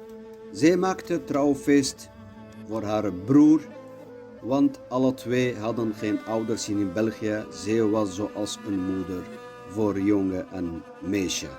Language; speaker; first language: Dutch; non-native, learner; Kurdish